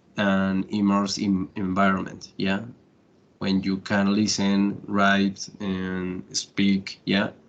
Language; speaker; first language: English; non-native, learner; Spanish